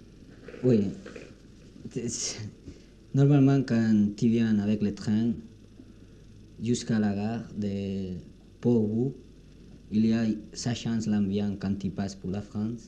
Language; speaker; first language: French; non-native, learner; Spanish